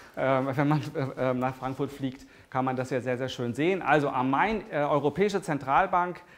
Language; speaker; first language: German; native; German